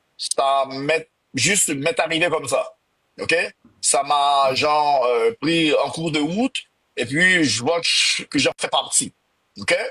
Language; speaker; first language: French; non-native, local second language; Haitian Creole